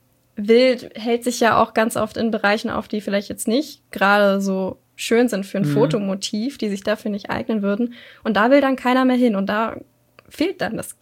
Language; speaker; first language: German; native; German